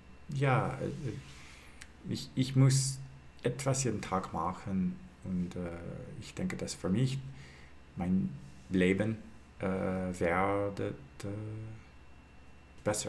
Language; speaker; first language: German; non-native, learner; English